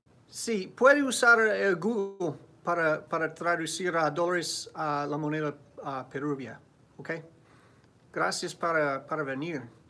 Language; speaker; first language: Spanish; non-native, learner; English